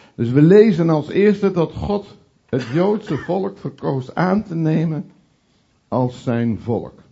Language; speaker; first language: Dutch; native; Dutch